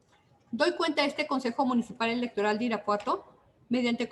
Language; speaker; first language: Spanish; native; Spanish